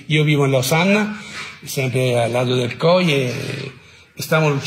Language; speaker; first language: Spanish; non-native, fluent; Italian